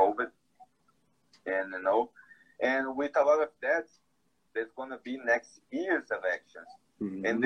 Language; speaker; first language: English; non-native, fluent; Portuguese